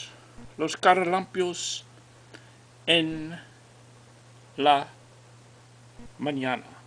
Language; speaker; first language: Spanish; non-native, learner; English